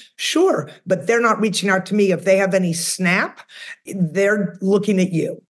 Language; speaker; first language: English; native; English